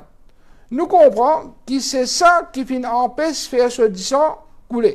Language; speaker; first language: French; non-native, local second language; Morisyen